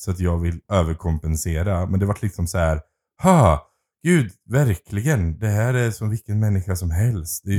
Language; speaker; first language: Swedish; native; Swedish